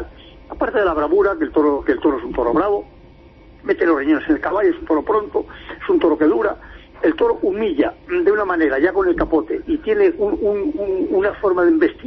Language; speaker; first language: Spanish; native; Spanish